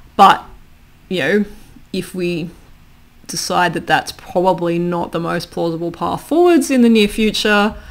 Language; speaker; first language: English; native; English